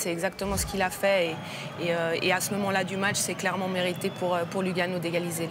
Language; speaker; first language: French; native; French